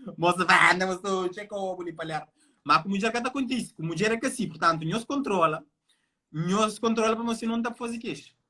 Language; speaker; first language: Portuguese; non-native, local second language; Kabuverdianu